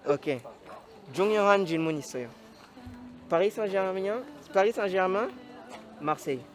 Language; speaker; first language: Korean; non-native, fluent; French